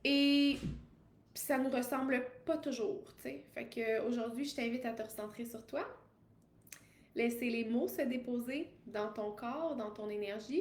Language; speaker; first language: French; native; French